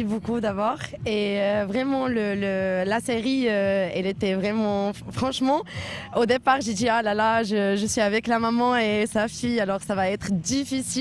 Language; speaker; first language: French; non-native, local second language; Arabic